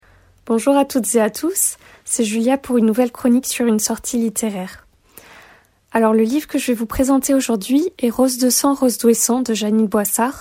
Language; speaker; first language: French; native; French